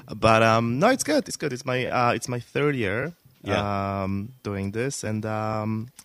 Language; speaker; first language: English; non-native, fluent; Polish